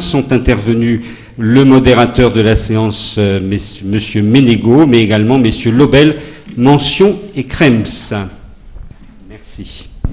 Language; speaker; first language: French; native; French